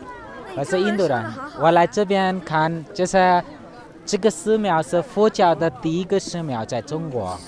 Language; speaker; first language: Chinese; non-native, learner; Hindi